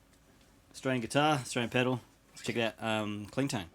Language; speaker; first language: English; native; English